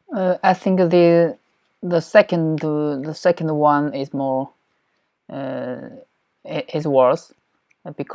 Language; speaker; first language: English; non-native, learner; Chinese